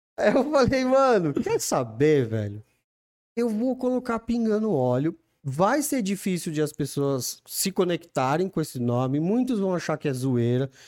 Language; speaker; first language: Portuguese; native; Portuguese